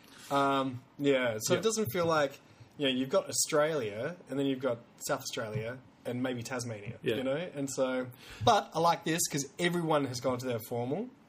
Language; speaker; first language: English; native; English